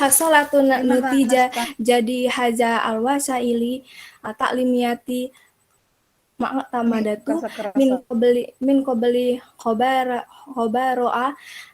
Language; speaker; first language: Arabic; non-native, learner; Indonesian